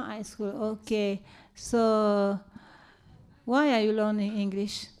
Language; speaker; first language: English; non-native, learner; French